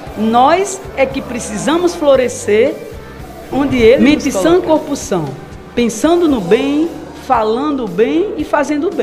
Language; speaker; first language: Portuguese; native; Portuguese